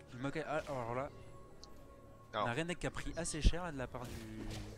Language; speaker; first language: French; native; French